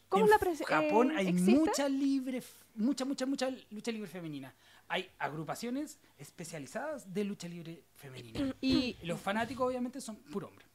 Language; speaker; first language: Spanish; native; Spanish